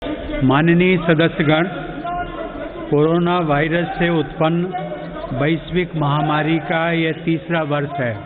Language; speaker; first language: Hindi; native; Hindi